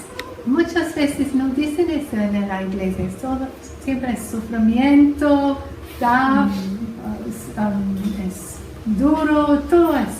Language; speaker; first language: Spanish; non-native, fluent; English